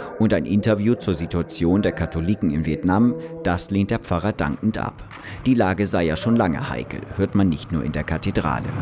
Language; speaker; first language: German; native; German